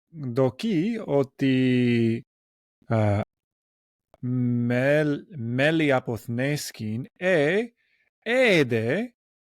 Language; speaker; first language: Greek; non-native, learner; English